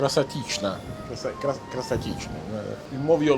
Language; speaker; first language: Russian; non-native, fluent; Italian